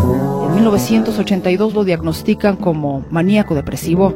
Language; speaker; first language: Spanish; native; Spanish